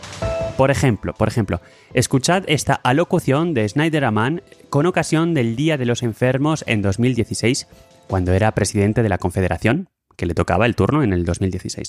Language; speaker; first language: Spanish; native; Spanish